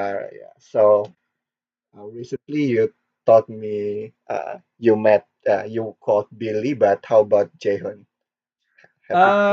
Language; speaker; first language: English; non-native, learner; Korean